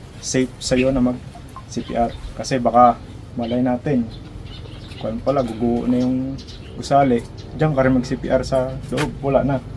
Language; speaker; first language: Filipino; non-native, local second language; Hiligaynon